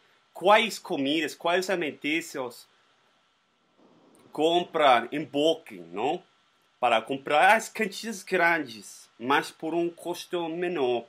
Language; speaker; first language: Portuguese; non-native, learner; Spanish